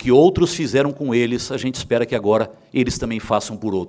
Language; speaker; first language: Portuguese; native; Portuguese